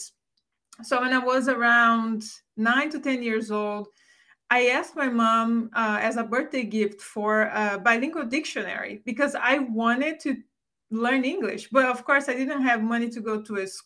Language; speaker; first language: English; non-native, fluent; Portuguese